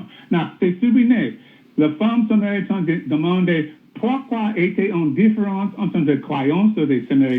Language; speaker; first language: French; non-native, learner; English